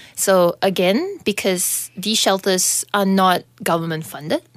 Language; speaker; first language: English; non-native, local second language; Chinese